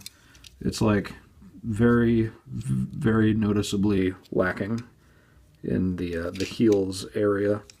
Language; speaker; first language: English; native; English